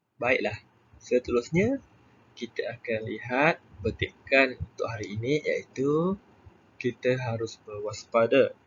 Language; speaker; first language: Malay; native; Malay